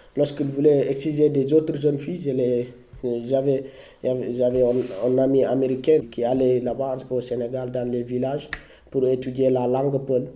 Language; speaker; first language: French; non-native, local second language; Fula